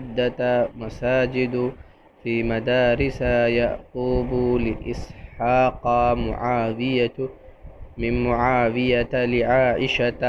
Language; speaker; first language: Arabic; non-native, fluent; Urdu